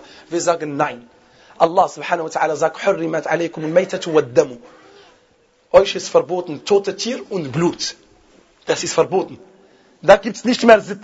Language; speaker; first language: German; non-native, fluent; Arabic